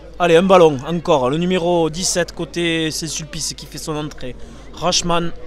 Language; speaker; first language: French; native; French